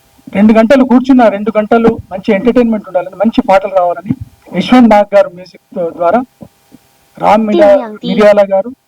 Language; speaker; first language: Telugu; native; Telugu